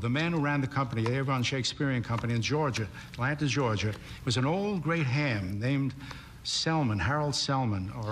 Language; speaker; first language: English; native; English